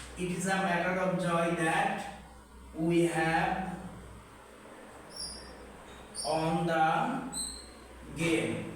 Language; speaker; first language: English; non-native, local second language; Bangla